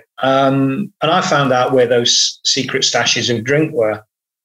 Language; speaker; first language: English; native; English